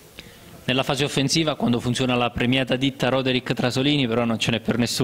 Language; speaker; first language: Italian; native; Italian